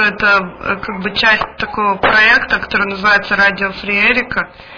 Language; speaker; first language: Russian; native; Russian